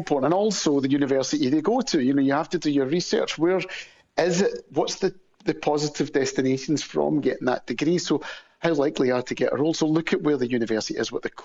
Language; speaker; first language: English; native; English